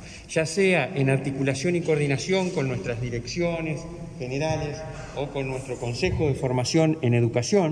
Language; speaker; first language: Spanish; native; Spanish